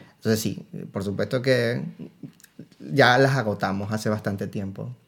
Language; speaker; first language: Spanish; native; Spanish